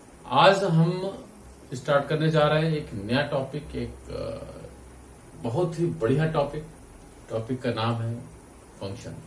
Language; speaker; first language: Hindi; native; Hindi